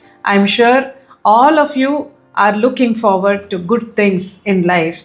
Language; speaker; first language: English; non-native, local second language; Tamil